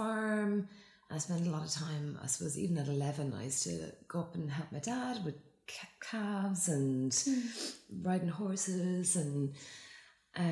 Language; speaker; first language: English; native; English